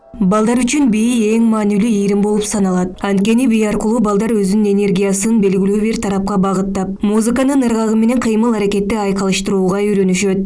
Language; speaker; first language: Kyrgyz; native; Kyrgyz